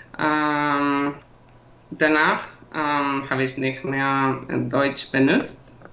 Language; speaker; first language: German; non-native, learner; Spanish